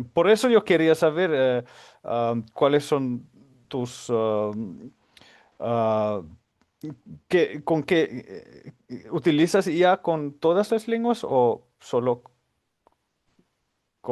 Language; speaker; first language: Spanish; non-native, fluent; Finnish